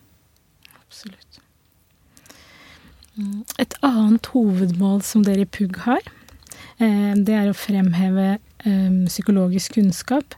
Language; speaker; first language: Norwegian; native; Norwegian